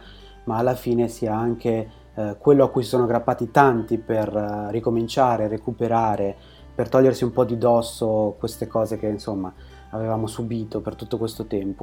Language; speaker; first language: Italian; native; Italian